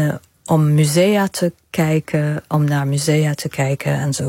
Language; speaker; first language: Dutch; non-native, fluent; Arabic